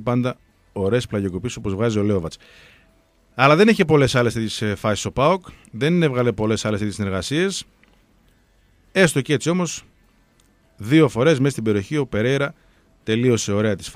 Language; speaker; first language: Greek; native; Greek